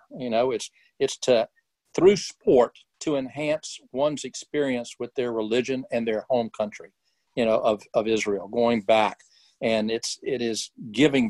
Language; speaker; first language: English; native; English